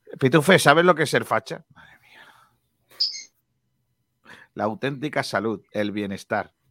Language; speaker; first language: Spanish; native; Spanish